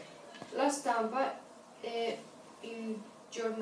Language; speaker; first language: Italian; non-native, learner; Russian